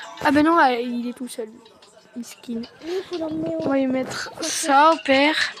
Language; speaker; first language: French; native; French